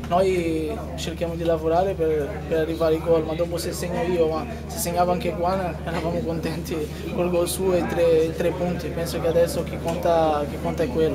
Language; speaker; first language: Italian; non-native, fluent; Portuguese